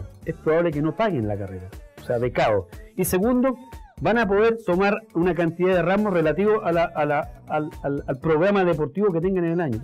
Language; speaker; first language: Spanish; native; Spanish